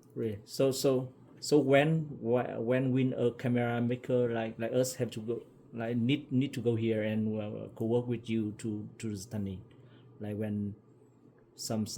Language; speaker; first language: English; non-native, learner; Vietnamese